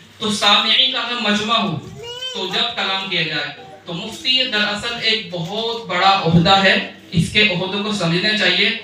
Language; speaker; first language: Urdu; native; Urdu